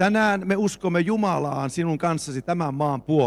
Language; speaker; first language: Finnish; native; Finnish